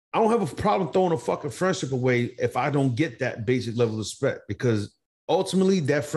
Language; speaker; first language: English; native; English